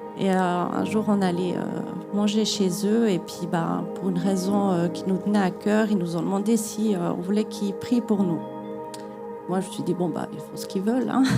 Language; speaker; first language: French; native; French